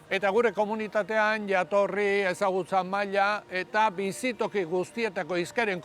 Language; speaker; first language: Basque; native; Basque